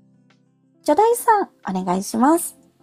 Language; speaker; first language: Japanese; non-native, fluent; Filipino